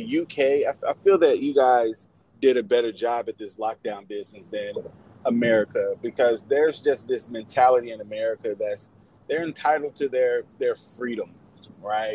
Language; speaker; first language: English; native; English